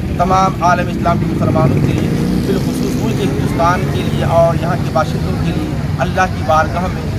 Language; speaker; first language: Urdu; native; Urdu